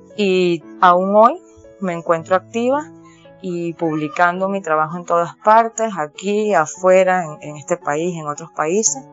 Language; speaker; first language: Spanish; native; Spanish